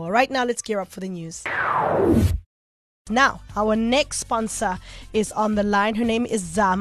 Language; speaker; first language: English; native; English